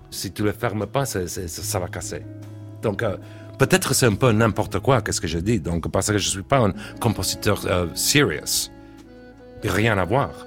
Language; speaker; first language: French; non-native, learner; English